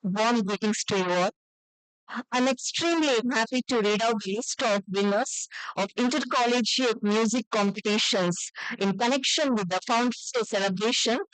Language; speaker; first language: English; non-native, local second language; Kannada